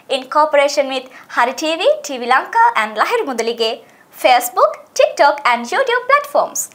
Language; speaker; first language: English; non-native, local second language; Sinhala